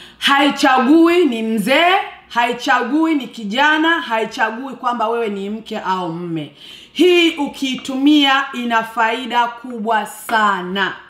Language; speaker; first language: Swahili; non-native, local second language; Rundi